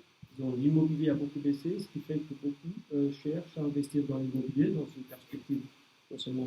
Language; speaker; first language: French; native; French